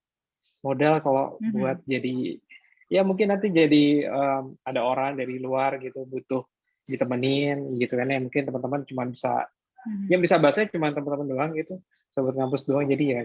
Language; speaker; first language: Indonesian; native; Indonesian